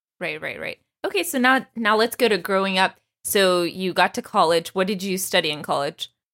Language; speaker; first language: English; early bilingual, other home language; Persian